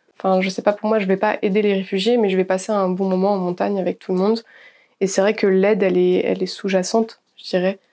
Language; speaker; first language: French; native; French